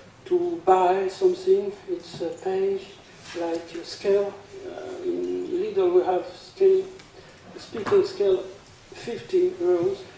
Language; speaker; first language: English; non-native, learner; French